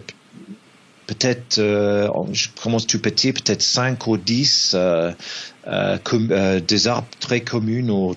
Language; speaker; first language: French; non-native, fluent; English